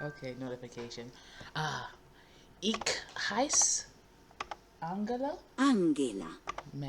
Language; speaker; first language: German; non-native, learner; English